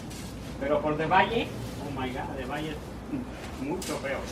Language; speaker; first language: Spanish; non-native, learner; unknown